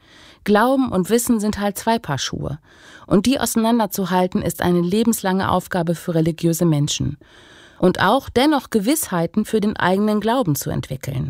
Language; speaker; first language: German; native; German